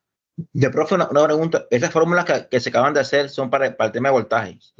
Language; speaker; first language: Spanish; native; Spanish